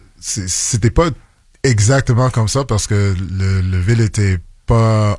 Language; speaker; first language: French; non-native, local second language; English